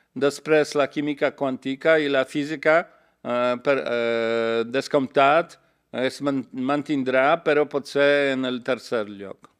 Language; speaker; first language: Catalan; non-native, learner; Polish